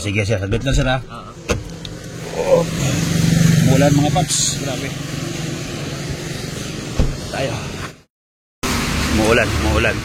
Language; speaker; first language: Filipino; native; Filipino